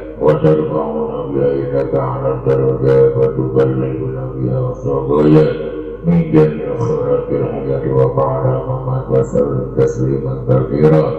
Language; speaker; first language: Arabic; non-native, fluent; Sundanese